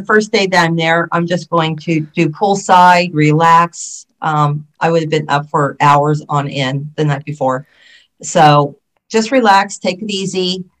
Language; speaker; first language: English; native; English